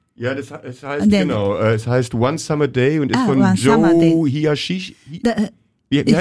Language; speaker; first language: German; native; German